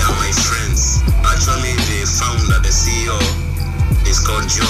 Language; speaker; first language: English; non-native, local second language; Swahili